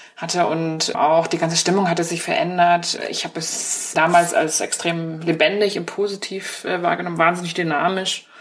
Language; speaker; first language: German; early bilingual, other home language; Chinese